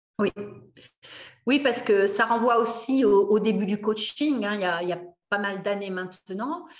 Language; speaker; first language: French; native; French